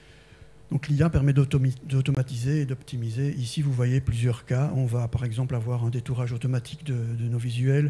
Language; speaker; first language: French; native; French